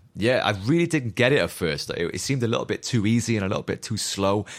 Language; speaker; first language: English; native; English